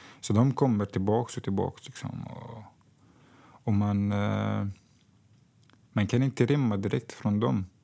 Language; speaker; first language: Swedish; non-native, fluent; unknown